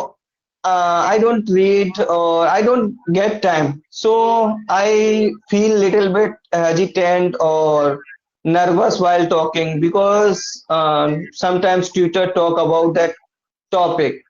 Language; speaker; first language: English; non-native, learner; Hindi